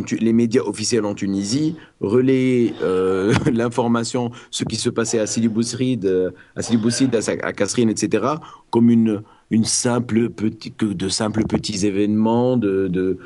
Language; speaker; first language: French; non-native, local second language; Arabic